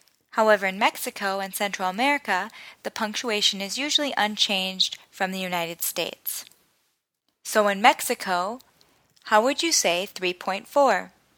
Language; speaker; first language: English; native; English